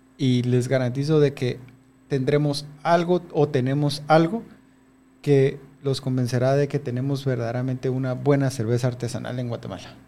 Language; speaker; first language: Spanish; native; Spanish